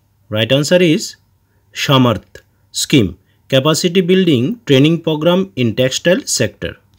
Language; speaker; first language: English; non-native, local second language; Bangla